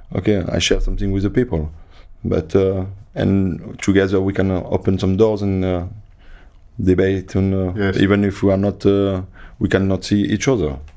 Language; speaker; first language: English; non-native, fluent; French